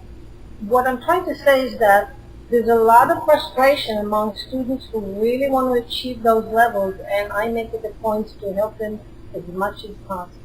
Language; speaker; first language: English; non-native, fluent; Hebrew